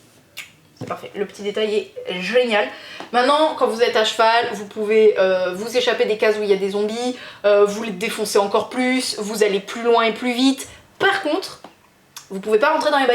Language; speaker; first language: French; native; French